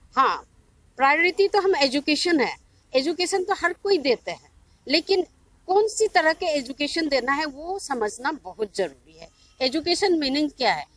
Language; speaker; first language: Hindi; non-native, local second language; Manipuri